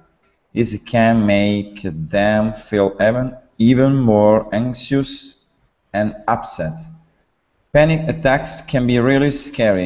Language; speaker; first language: English; non-native, learner; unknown